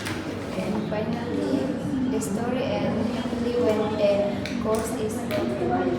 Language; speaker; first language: English; non-native, learner; Indonesian